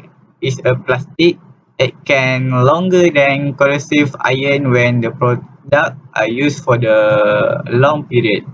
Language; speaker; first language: English; non-native, learner; Malay